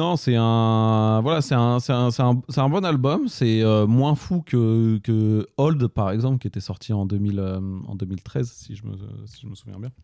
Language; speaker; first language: French; native; French